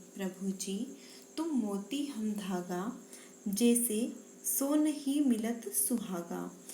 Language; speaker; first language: Hindi; native; Hindi